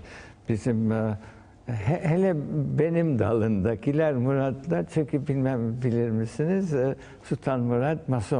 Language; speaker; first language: Turkish; early bilingual, heritage; Turkish